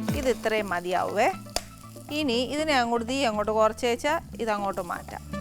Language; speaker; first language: Malayalam; native; Malayalam